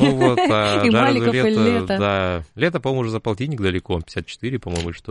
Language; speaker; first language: Russian; native; Russian